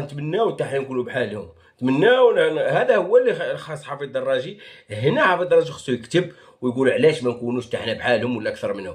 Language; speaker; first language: Arabic; native; Arabic